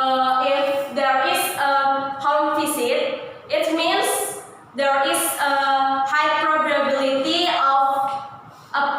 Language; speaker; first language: English; non-native, learner; Indonesian